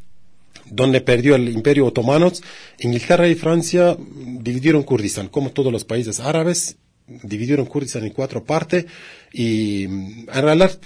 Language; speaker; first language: Spanish; non-native, learner; Kurdish